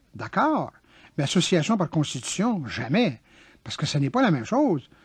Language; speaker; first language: French; native; French